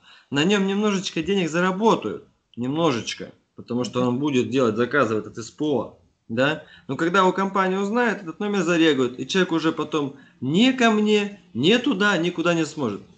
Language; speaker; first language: Russian; native; Russian